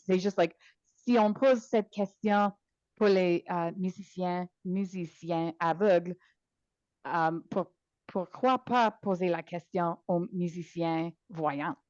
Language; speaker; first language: French; non-native, local second language; English